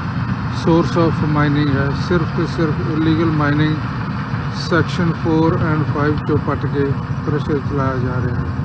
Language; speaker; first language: Hindi; non-native, local second language; Punjabi